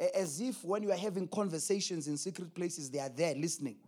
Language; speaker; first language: English; non-native, local second language; Zulu